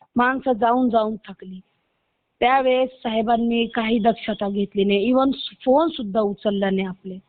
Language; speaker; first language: Marathi; native; Marathi